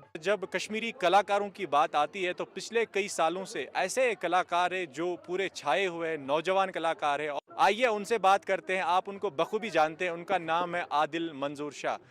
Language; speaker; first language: Hindi; non-native, local second language; Kashmiri